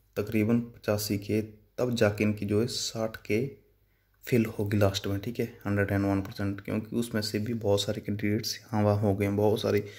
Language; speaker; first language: Hindi; native; Hindi